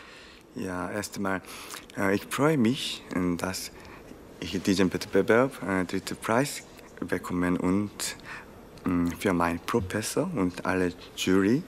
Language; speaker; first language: German; non-native, learner; Korean